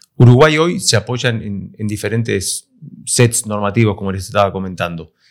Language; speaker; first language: Spanish; native; Spanish